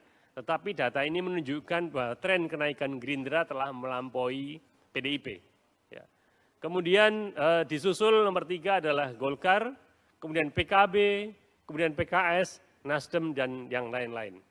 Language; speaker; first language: Indonesian; native; Indonesian